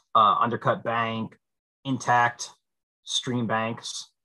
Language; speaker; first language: English; native; English